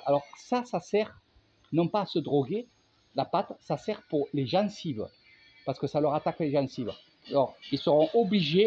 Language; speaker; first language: French; native; French